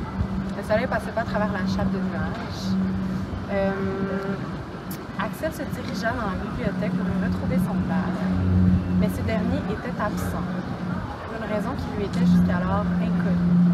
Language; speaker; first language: French; native; French